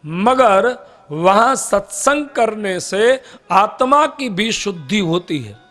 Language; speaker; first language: Hindi; non-native, local second language; Gujarati